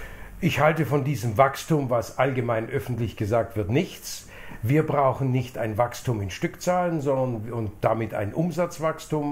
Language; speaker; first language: German; native; German